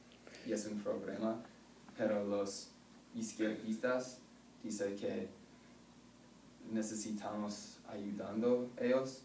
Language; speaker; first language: Spanish; non-native, learner; English